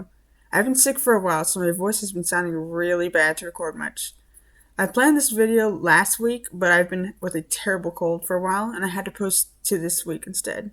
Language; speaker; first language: English; native; English